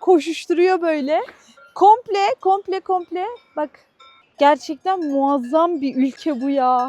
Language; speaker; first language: Turkish; native; Turkish